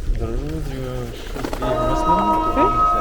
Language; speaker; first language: English; non-native, learner; Arabic